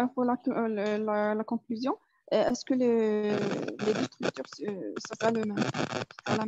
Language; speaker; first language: French; non-native, fluent; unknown